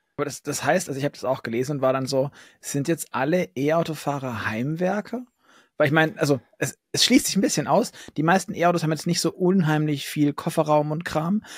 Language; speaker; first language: German; native; German